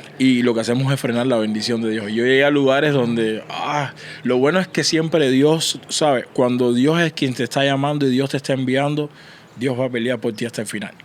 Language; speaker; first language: Spanish; native; Spanish